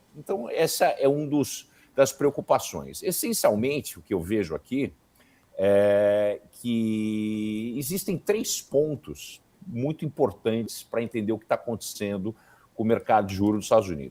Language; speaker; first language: Portuguese; native; Portuguese